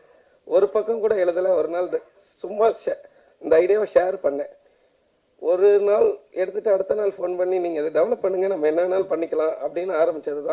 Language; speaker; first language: Tamil; native; Tamil